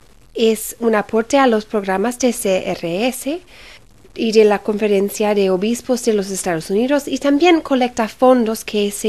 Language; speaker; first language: Spanish; early bilingual, heritage; Spanish